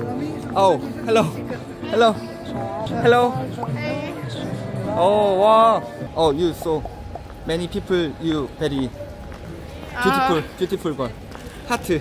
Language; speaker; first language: English; non-native, learner; Korean